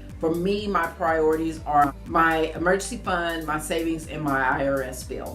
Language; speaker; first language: English; native; English